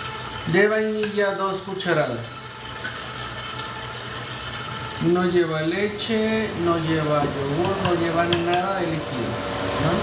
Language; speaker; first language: Spanish; native; Spanish